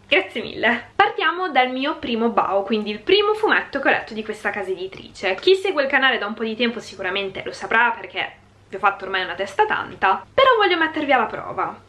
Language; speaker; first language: Italian; early bilingual, other home language; Hungarian